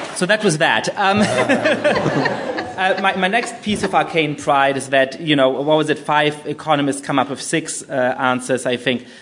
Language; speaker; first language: English; non-native, fluent; German